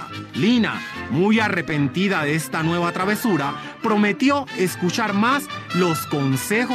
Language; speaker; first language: Spanish; native; Spanish